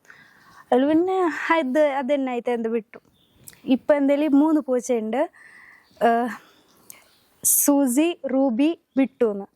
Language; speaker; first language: Malayalam; non-native, local second language; Hindi